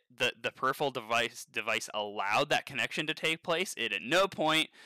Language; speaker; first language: English; native; English